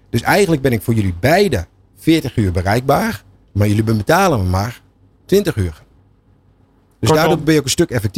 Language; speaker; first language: Dutch; native; Dutch